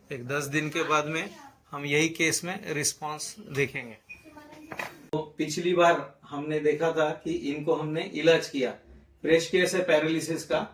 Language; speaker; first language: Hindi; non-native, local second language; Marathi